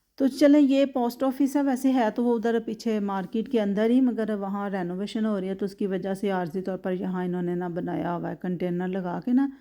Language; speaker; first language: Urdu; native; Urdu